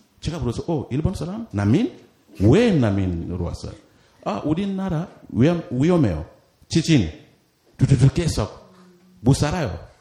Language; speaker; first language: Korean; non-native, learner; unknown